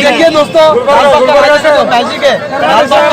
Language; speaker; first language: Hindi; native; Hindi